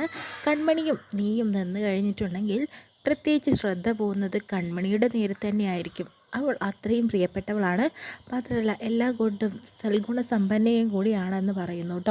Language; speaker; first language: Malayalam; native; Malayalam